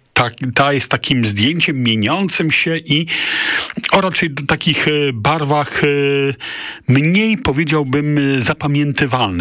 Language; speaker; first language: Polish; native; Polish